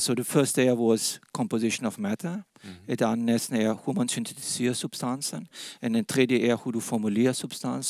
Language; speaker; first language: Swedish; non-native, fluent; Danish